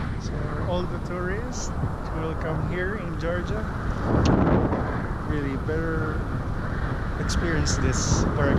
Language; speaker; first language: English; non-native, learner; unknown